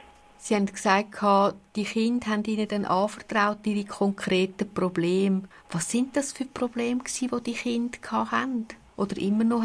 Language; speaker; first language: German; native; German